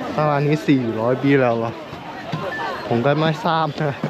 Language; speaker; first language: Thai; non-native, fluent; Chinese